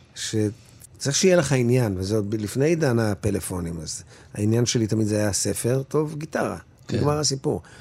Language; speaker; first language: Hebrew; native; Hebrew